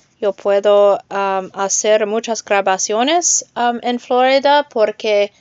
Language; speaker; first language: Spanish; non-native, learner; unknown